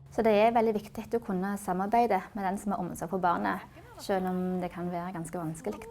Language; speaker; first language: Norwegian; native; Norwegian